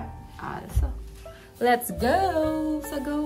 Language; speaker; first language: German; non-native, fluent; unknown